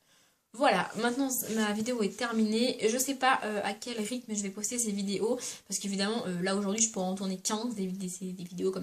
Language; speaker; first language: French; native; French